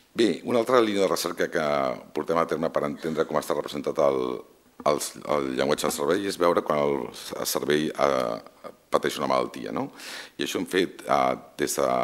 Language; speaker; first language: Catalan; non-native, local second language; Spanish